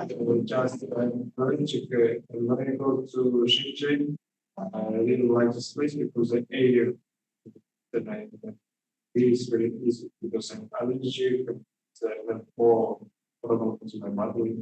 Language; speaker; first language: English; non-native, learner; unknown